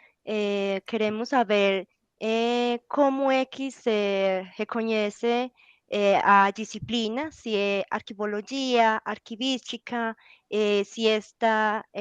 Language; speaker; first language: Portuguese; non-native, learner; Spanish